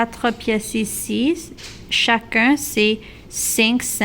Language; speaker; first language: French; non-native, local second language; English